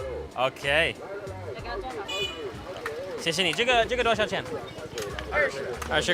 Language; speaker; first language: Chinese; non-native, learner; English